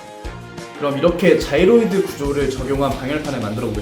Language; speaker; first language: Korean; native; Korean